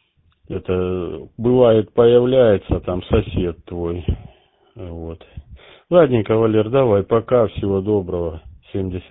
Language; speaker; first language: Russian; native; Russian